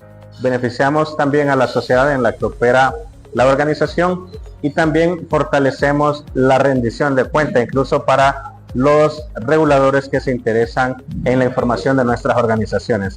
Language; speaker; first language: Spanish; native; Spanish